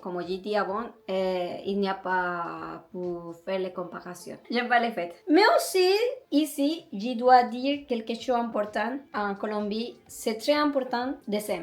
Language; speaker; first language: French; non-native, learner; Spanish